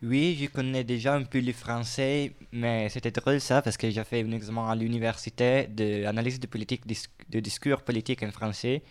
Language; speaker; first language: French; non-native, fluent; Italian